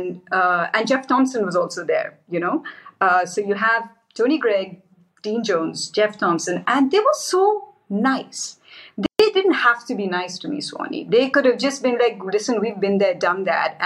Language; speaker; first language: English; non-native, local second language; Hindi